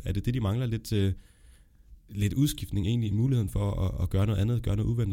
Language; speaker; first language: Danish; native; Danish